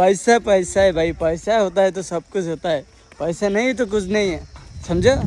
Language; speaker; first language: Hindi; non-native, learner; Bangla